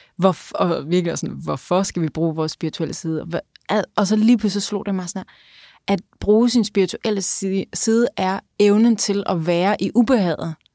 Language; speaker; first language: Danish; native; Danish